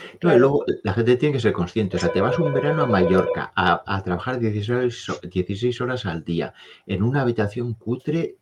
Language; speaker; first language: Spanish; native; Spanish